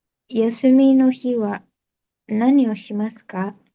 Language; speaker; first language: Japanese; non-native, learner; Indonesian